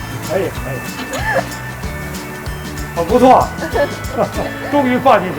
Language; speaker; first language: Chinese; native; Chinese